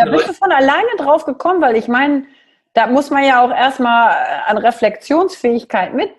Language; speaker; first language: German; native; German